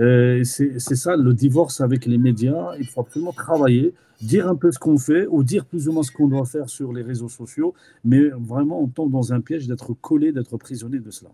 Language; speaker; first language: French; native; French